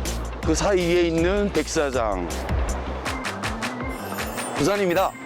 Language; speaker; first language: Korean; native; Korean